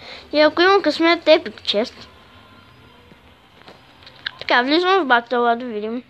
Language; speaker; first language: Bulgarian; native; Bulgarian